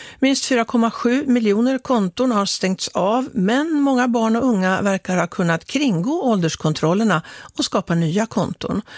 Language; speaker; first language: Swedish; native; Swedish